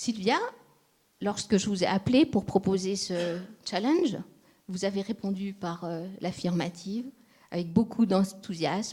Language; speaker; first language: French; native; French